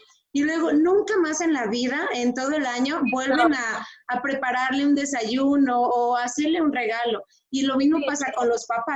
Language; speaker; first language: Spanish; native; Spanish